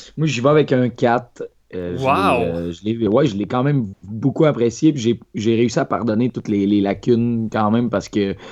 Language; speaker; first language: French; native; French